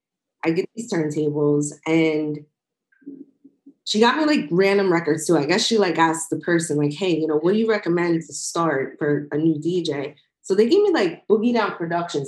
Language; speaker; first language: English; native; English